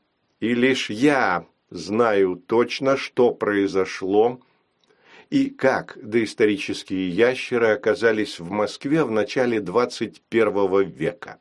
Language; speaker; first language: Russian; native; Russian